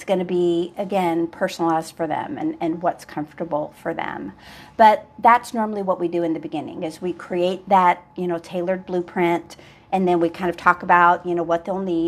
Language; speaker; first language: English; native; English